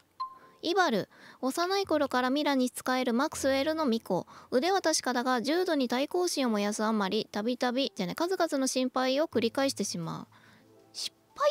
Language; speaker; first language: Japanese; native; Japanese